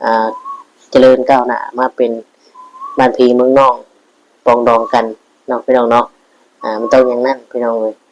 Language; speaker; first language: Thai; non-native, local second language; Northeastern Thai